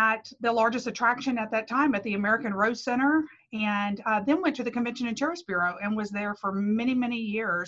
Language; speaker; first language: English; native; English